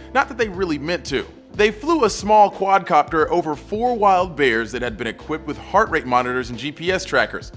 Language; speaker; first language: English; native; English